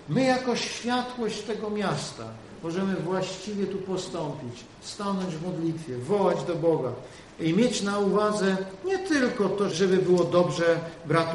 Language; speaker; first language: Polish; native; Polish